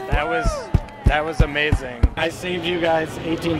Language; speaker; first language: English; native; English